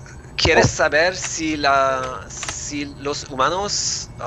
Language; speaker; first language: Spanish; non-native, learner; English